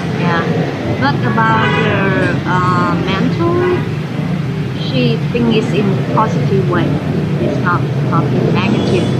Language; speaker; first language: English; non-native, fluent; Vietnamese